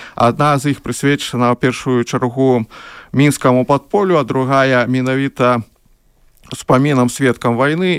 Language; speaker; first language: Belarusian; native; Belarusian